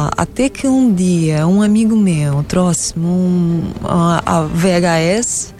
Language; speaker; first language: Portuguese; non-native, fluent; Russian